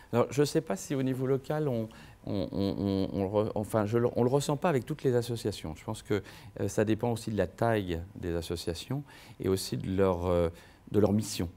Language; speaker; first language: French; native; French